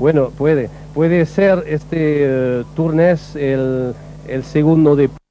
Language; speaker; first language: Spanish; non-native, learner; French